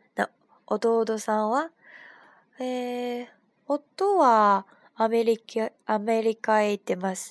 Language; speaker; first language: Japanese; non-native, fluent; Chinese